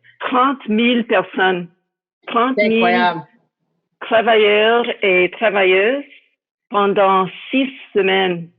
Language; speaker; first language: French; non-native, fluent; English